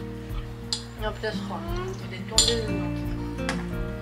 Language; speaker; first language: French; non-native, fluent; Japanese